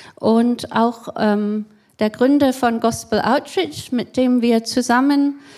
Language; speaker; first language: German; non-native, fluent; English